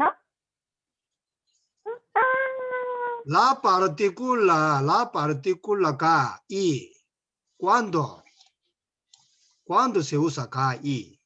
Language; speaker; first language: Spanish; non-native, learner; Korean